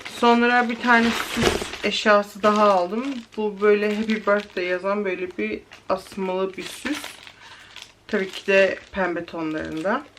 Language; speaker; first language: Turkish; early bilingual, heritage; Turkish